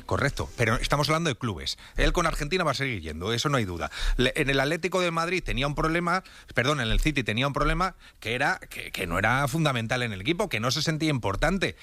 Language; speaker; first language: Spanish; native; Spanish